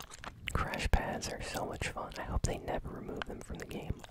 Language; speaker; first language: English; native; English